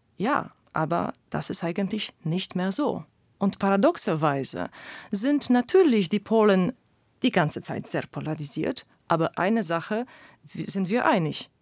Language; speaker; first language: German; non-native, fluent; Polish